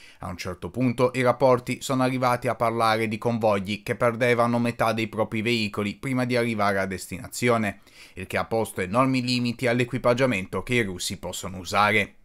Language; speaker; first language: Italian; native; Italian